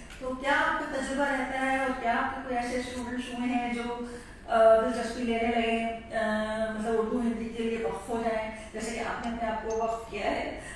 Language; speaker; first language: Urdu; native; Urdu